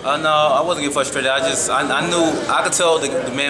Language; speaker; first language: English; native; English